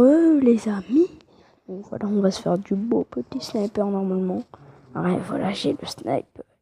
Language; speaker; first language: French; native; French